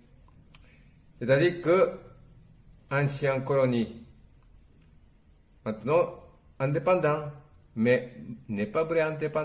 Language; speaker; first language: French; non-native, learner; Japanese